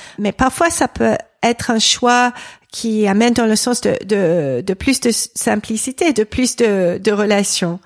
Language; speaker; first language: French; non-native, fluent; English